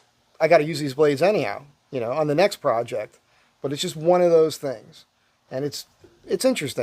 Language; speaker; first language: English; native; English